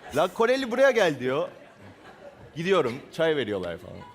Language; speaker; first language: Turkish; non-native, fluent; Spanish